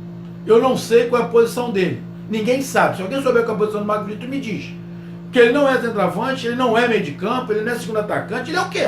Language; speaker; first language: Portuguese; native; Portuguese